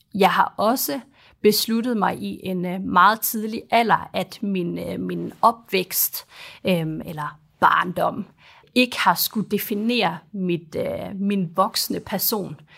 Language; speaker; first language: Danish; native; Danish